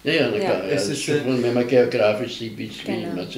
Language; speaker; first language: German; native; German